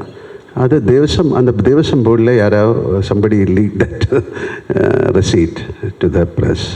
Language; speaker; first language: Tamil; non-native, learner; Malayalam